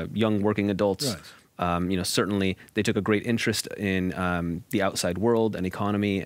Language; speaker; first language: English; native; English